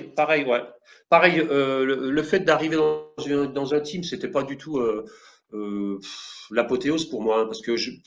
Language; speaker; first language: French; native; French